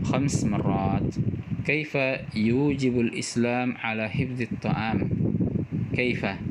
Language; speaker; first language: Arabic; non-native, fluent; Indonesian